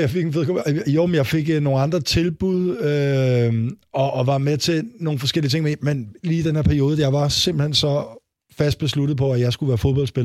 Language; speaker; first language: Danish; native; Danish